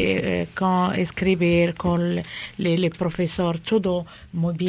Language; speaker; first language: Spanish; non-native, learner; Arabic